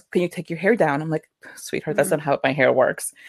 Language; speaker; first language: English; early bilingual, other home language; Spanish